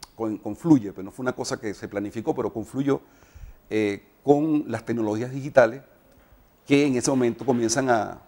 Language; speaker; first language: Spanish; native; Spanish